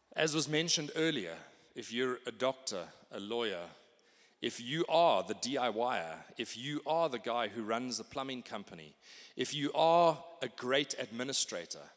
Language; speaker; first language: English; native; English